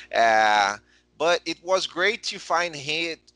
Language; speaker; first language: English; non-native, fluent; Portuguese